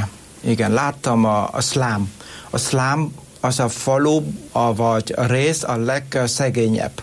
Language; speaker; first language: Hungarian; non-native, learner; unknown